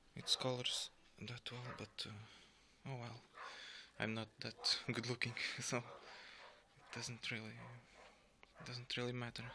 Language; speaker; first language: English; non-native, fluent; Portuguese